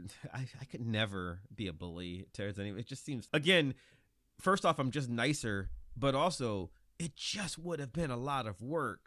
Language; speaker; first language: English; native; English